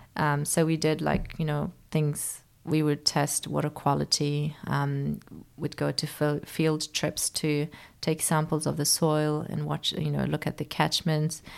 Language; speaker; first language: English; early bilingual, other home language; Persian